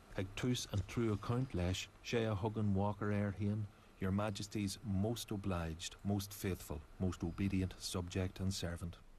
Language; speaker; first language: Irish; native; Irish